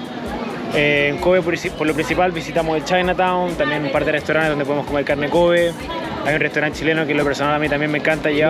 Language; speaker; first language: Spanish; native; Spanish